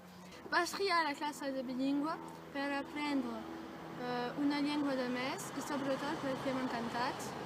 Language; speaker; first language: Catalan; non-native, local second language; French